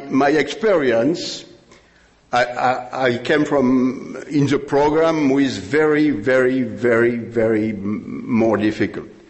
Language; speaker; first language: English; non-native, learner; French